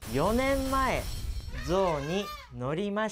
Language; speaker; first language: Japanese; non-native, learner; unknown